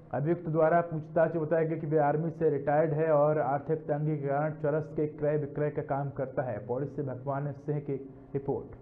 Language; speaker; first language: Hindi; native; Hindi